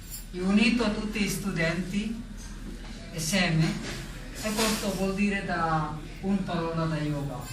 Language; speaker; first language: Italian; non-native, learner; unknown